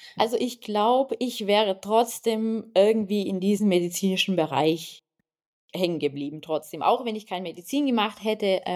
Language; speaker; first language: German; non-native, fluent; Lithuanian